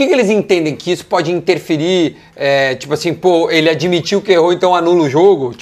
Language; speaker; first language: Portuguese; native; Portuguese